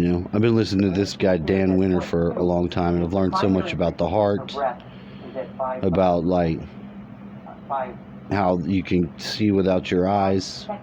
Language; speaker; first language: English; native; English